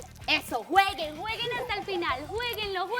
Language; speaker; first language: Spanish; native; Spanish